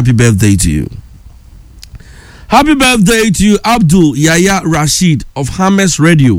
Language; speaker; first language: English; non-native, local second language; Akan